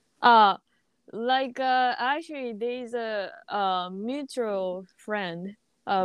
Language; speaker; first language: English; non-native, learner; Japanese